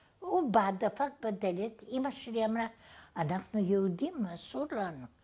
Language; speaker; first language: Hebrew; non-native, fluent; Bulgarian